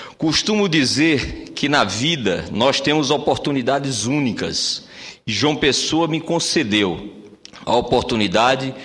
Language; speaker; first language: Portuguese; native; Portuguese